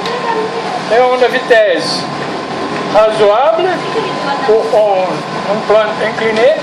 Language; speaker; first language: French; non-native, learner; Portuguese